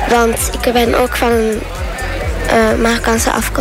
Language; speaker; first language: Dutch; early bilingual, other home language; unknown